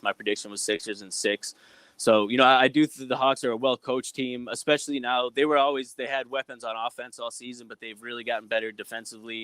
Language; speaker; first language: English; native; English